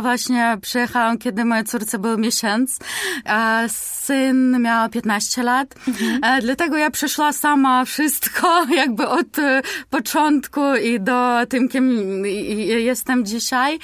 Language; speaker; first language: Polish; non-native, learner; Ukrainian